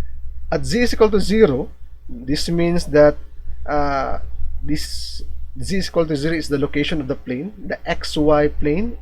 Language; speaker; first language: English; non-native, local second language; Filipino